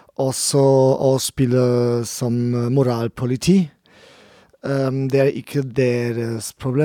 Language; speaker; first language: Norwegian; non-native, learner; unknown